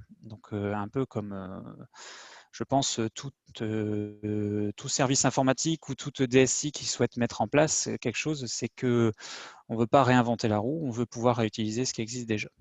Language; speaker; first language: French; native; French